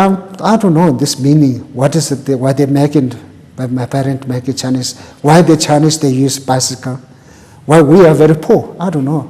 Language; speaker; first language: English; non-native, local second language; Tibetan